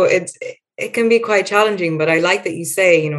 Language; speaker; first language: English; native; English